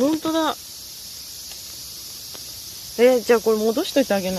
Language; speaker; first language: Japanese; native; Japanese